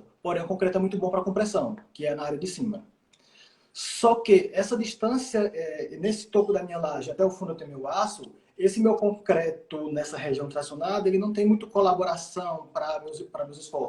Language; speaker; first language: Portuguese; native; Portuguese